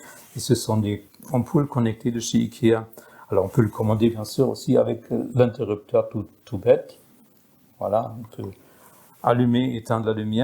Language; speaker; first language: French; non-native, fluent; German